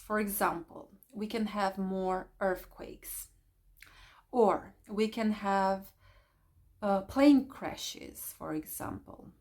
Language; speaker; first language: English; non-native, fluent; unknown